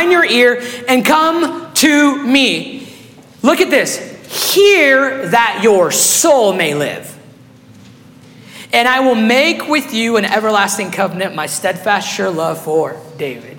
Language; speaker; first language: English; non-native, fluent; Spanish